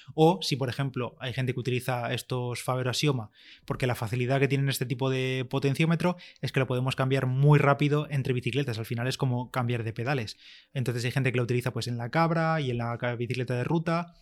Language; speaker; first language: Spanish; native; Spanish